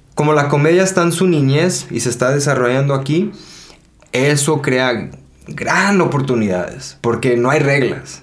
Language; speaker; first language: Spanish; early bilingual, heritage; Spanish